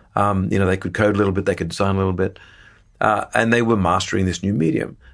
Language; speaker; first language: English; native; English